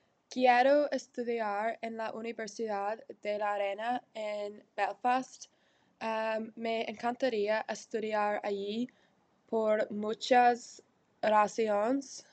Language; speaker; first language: Spanish; non-native, learner; English